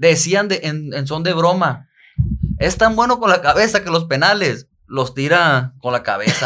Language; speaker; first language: Spanish; native; Spanish